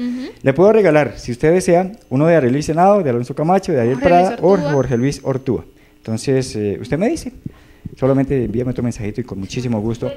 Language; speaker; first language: Spanish; native; Spanish